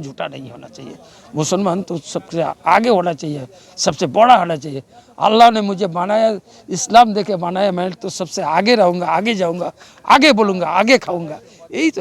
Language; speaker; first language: Hindi; non-native, local second language; Bangla